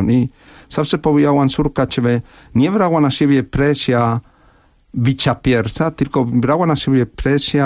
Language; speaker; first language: Polish; non-native, fluent; Spanish